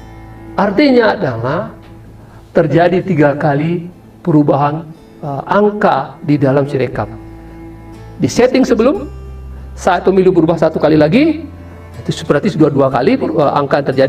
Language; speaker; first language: Indonesian; native; Indonesian